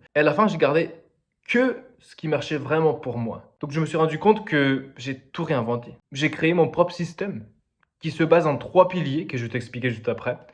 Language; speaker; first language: French; non-native, fluent; Spanish